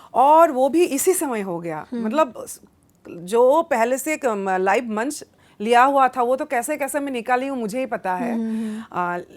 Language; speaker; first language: Hindi; non-native, local second language; Assamese